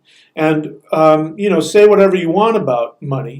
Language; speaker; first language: English; native; English